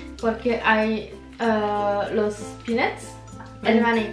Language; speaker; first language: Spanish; non-native, learner; French